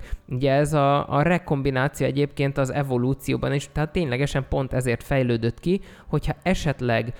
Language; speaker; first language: Hungarian; native; Hungarian